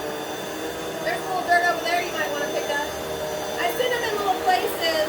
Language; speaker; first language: English; native; English